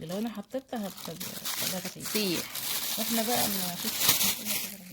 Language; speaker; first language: Arabic; native; Arabic